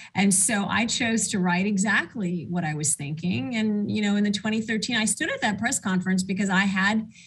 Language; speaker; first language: English; early bilingual, other home language; Arabic